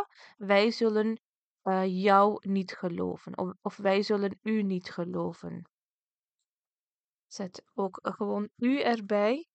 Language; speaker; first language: Dutch; early bilingual, other home language; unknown